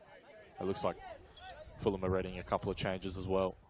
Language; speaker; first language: English; native; English